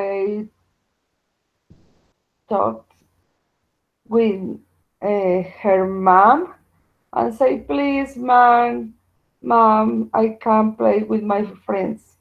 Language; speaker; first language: English; non-native, learner; Spanish